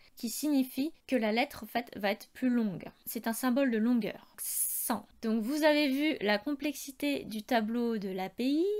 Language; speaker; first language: French; native; French